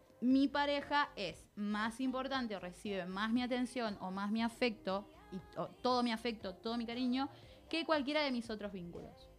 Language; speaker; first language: Spanish; native; Spanish